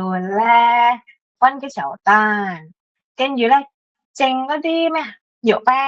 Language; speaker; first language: Cantonese; non-native, learner; Indonesian